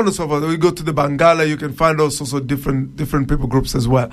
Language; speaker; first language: English; non-native, fluent; Luba-Lulua